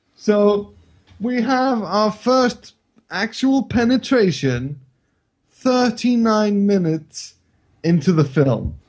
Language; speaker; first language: English; non-native, fluent; Icelandic